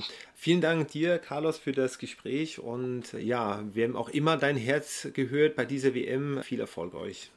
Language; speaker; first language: German; native; German